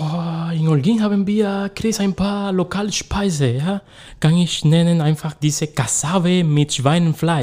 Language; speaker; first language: German; non-native, learner; Spanish